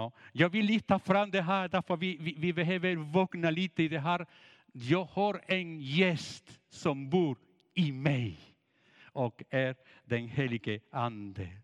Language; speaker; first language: Swedish; non-native, fluent; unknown